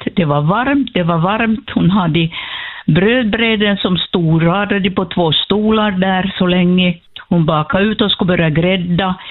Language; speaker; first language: Swedish; native; Swedish